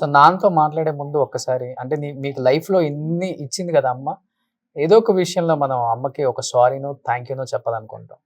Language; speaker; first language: Telugu; native; Telugu